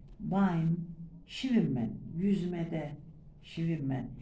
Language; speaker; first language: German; non-native, fluent; Turkish